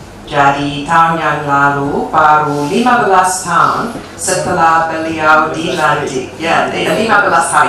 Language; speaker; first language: Indonesian; non-native, fluent; English